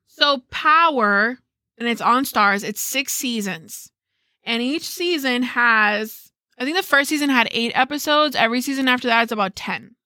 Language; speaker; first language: English; early bilingual, other home language; Spanish